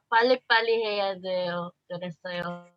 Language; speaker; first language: Korean; non-native, learner; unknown